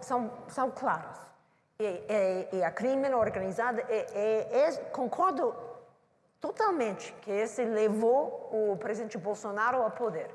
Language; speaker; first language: Portuguese; non-native, learner; English